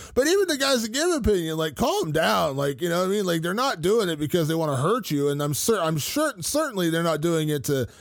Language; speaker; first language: English; native; English